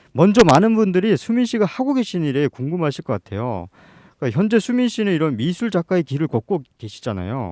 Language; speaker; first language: Korean; native; Korean